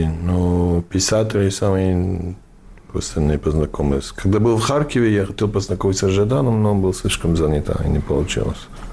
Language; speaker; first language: Russian; non-native, fluent; English